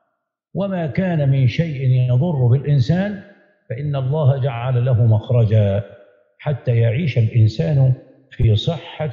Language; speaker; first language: Arabic; native; Arabic